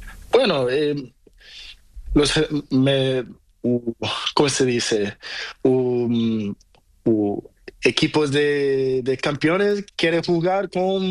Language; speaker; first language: Spanish; non-native, learner; Portuguese